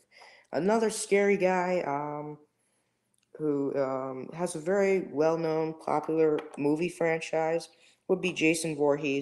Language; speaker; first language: English; native; English